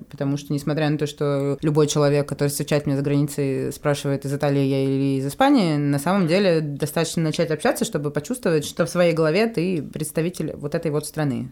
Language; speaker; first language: Russian; native; Russian